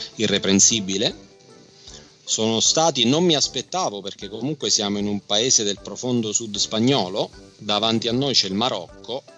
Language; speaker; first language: Italian; native; Italian